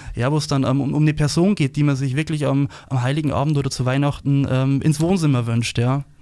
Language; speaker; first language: German; native; German